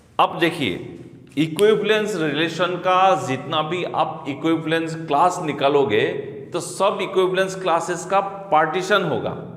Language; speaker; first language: Hindi; non-native, local second language; Assamese